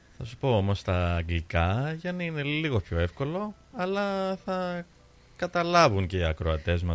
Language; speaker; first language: Greek; early bilingual, other home language; English